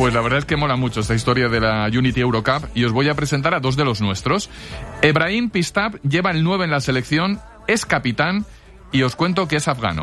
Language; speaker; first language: Spanish; native; Spanish